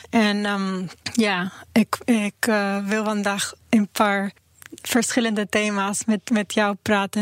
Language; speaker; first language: Dutch; non-native, learner; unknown